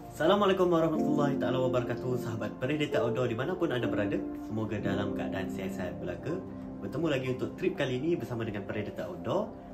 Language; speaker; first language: Malay; native; Malay